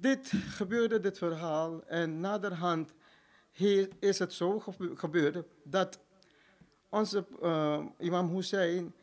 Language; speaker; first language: Dutch; non-native, fluent; Urdu